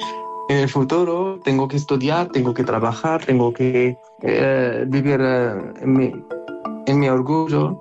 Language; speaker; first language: Spanish; non-native, learner; Arabic